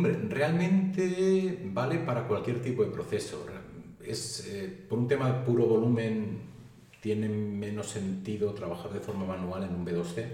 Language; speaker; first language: Spanish; native; Spanish